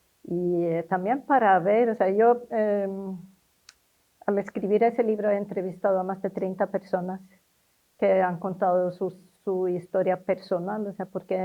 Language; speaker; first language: Spanish; non-native, fluent; Norwegian